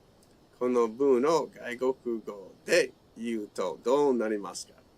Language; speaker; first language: Japanese; non-native, fluent; English